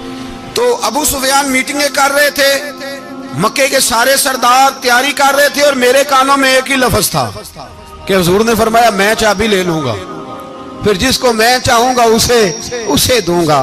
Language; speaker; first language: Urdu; non-native, local second language; Punjabi